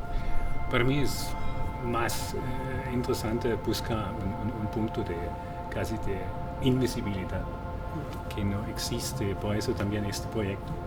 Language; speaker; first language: Spanish; non-native, fluent; German